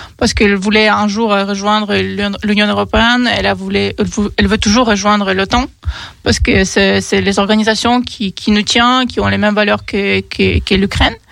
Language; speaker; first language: French; non-native, fluent; Ukrainian